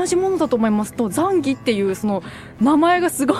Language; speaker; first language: Japanese; native; Japanese